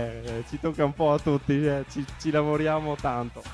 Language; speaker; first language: Italian; native; Italian